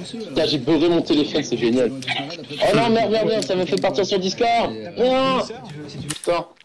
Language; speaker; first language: French; native; French